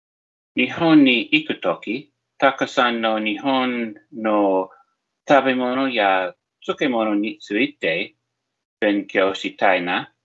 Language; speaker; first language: Japanese; non-native, learner; English